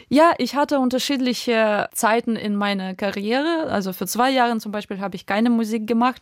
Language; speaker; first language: German; non-native, fluent; Russian